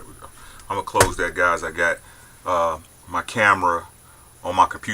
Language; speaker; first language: English; native; English